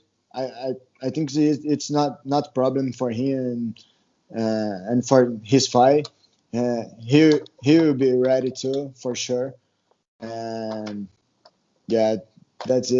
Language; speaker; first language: English; non-native, learner; Portuguese